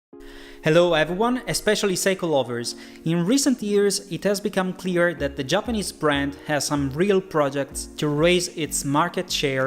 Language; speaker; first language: English; non-native, fluent; Italian